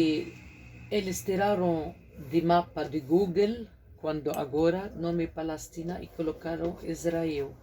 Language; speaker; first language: Portuguese; non-native, fluent; Arabic